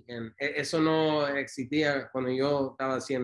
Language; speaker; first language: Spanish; early bilingual, heritage; Spanish